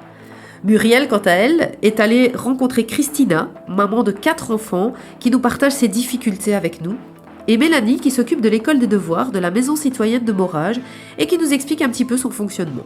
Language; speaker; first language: French; native; French